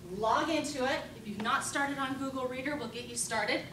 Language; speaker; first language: English; native; English